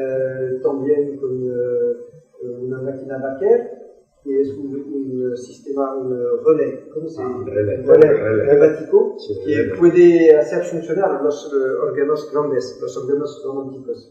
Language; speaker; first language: Spanish; non-native, learner; French